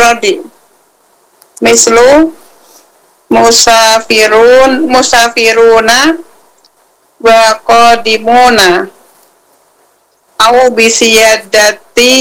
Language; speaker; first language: Arabic; non-native, learner; Indonesian